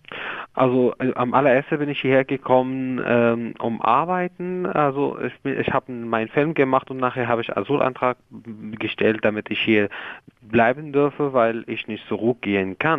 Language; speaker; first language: German; non-native, learner; Arabic